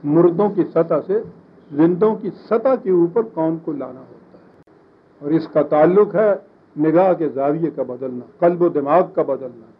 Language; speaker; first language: Urdu; native; Urdu